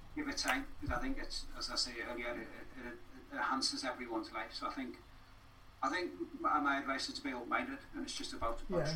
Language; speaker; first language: English; native; English